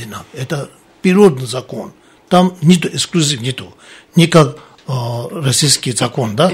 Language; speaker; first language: Russian; non-native, learner; Tibetan